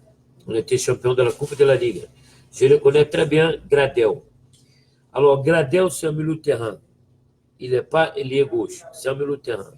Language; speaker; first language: French; non-native, fluent; Portuguese